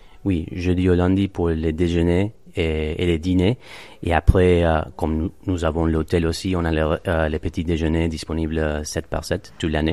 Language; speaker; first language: French; non-native, fluent; Spanish